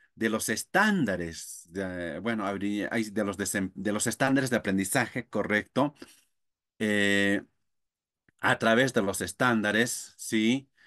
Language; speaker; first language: Spanish; non-native, local second language; Quechua